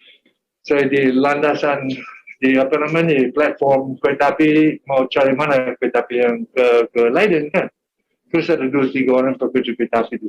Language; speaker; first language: Indonesian; non-native, fluent; English